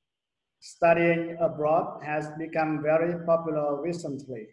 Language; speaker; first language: English; non-native, learner; Vietnamese